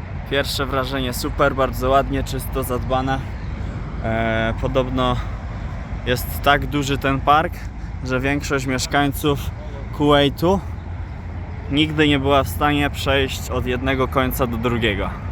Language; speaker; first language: Polish; native; Polish